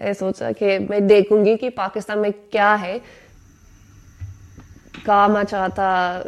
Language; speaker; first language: Hindi; non-native, learner; English